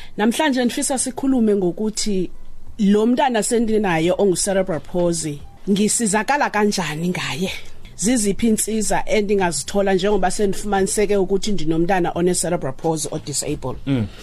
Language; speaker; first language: Zulu; non-native, local second language; Xhosa